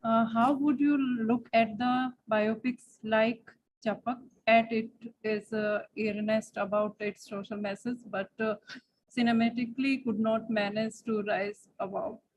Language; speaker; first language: English; non-native, local second language; Hindi